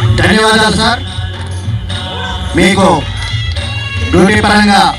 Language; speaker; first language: Telugu; native; Telugu